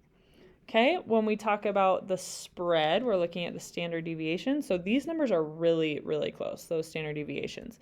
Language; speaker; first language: English; native; English